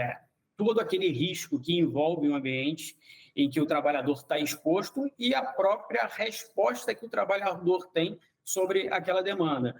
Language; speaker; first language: Portuguese; native; Portuguese